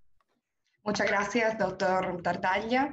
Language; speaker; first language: Spanish; non-native, fluent; Italian